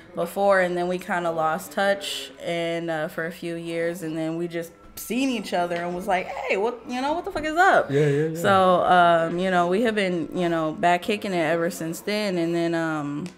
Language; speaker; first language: English; native; English